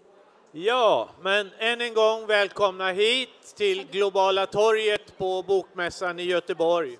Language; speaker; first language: Swedish; native; Swedish